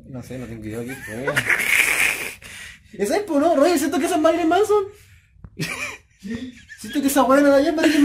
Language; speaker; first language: Spanish; native; Spanish